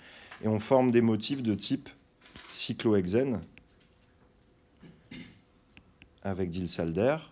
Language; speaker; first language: French; native; French